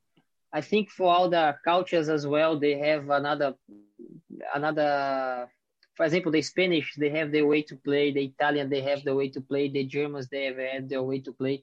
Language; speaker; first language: English; non-native, fluent; Portuguese